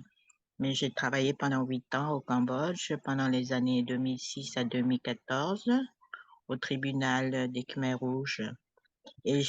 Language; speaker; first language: French; non-native, fluent; Khmer